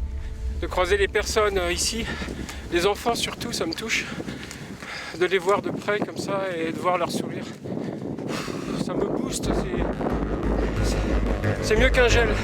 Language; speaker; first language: French; native; French